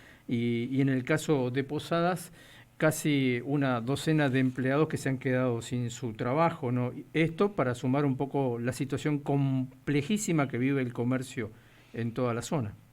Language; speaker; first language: Spanish; native; Spanish